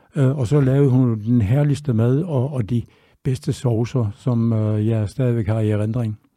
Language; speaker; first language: Danish; native; Danish